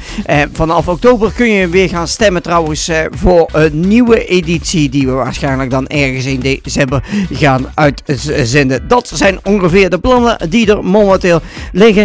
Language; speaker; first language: Dutch; native; Dutch